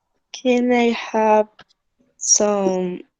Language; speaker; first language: English; non-native, learner; Spanish